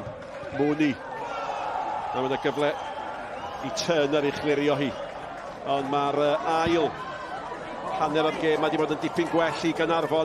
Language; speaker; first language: Welsh; native; Welsh